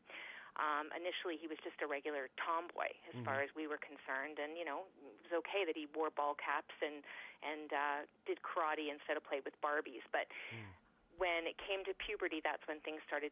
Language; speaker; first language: English; native; English